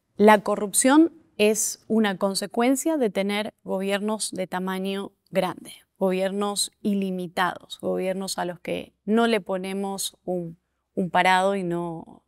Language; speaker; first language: Spanish; native; Spanish